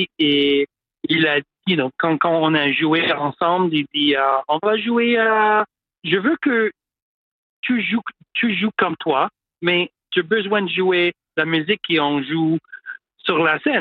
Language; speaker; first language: French; non-native, local second language; English